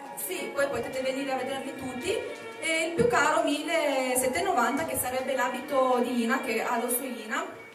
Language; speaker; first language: Italian; non-native, fluent; Romanian